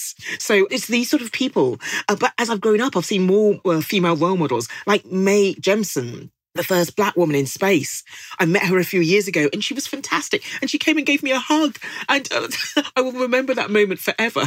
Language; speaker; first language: English; native; English